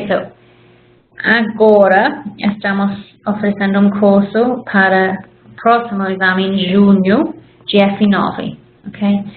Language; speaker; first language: Portuguese; non-native, fluent; English